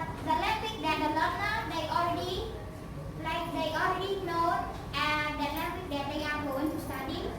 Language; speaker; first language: English; non-native, learner; Khmer